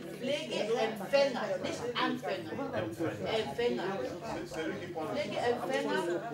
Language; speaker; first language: German; non-native, fluent; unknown